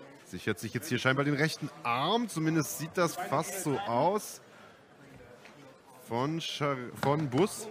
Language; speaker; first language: German; native; German